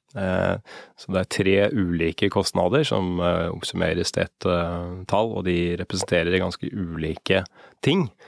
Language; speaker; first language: Norwegian; native; Norwegian